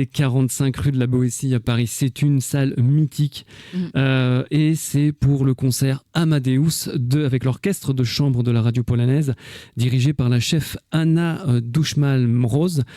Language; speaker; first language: French; native; French